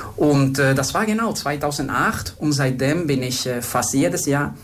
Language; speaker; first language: German; non-native, fluent; Spanish